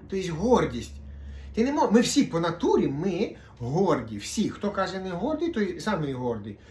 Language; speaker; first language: Ukrainian; non-native, local second language; Russian